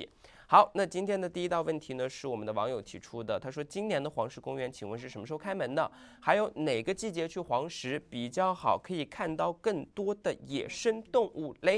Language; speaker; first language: Chinese; native; Chinese